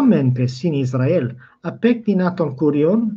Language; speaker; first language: Greek; non-native, fluent; English